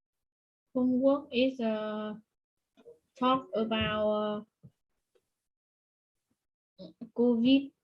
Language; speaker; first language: English; non-native, learner; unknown